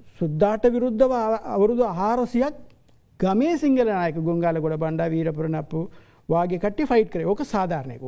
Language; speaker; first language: Sinhala; non-native, local second language; Tamil